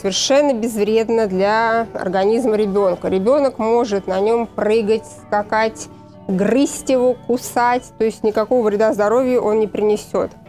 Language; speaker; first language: Russian; native; Russian